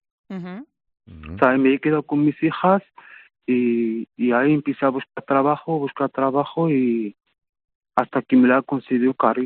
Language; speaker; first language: Spanish; non-native, fluent; Arabic